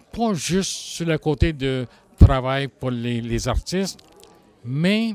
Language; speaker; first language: French; non-native, local second language; English